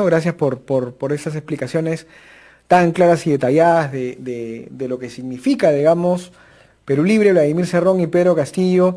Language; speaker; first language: Spanish; native; Spanish